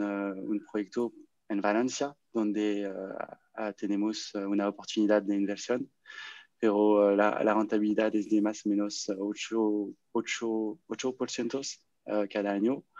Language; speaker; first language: Spanish; non-native, learner; French